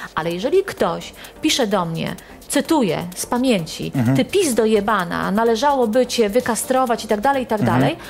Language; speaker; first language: Polish; native; Polish